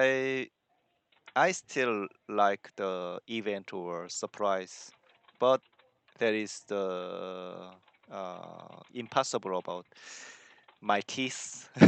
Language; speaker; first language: English; non-native, learner; Korean